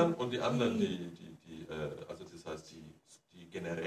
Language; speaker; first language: German; native; German